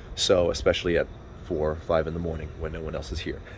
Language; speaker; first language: English; native; English